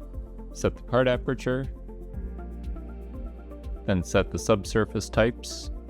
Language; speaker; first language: English; native; English